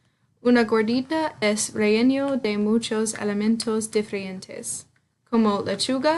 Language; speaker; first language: Spanish; non-native, learner; English